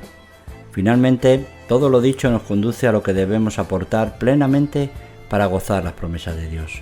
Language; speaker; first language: Spanish; native; Spanish